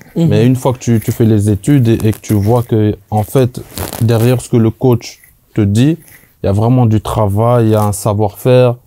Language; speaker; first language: French; native; French